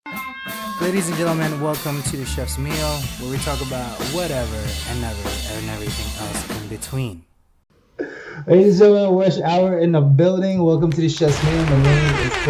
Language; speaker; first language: English; native; English